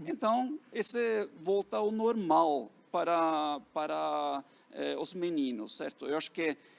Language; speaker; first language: Portuguese; non-native, fluent; Norwegian